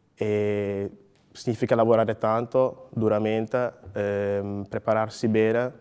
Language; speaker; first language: Italian; early bilingual, other home language; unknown